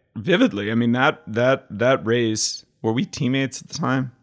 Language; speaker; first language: English; native; English